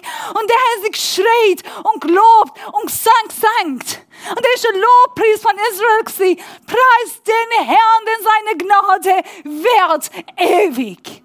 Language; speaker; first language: German; non-native, learner; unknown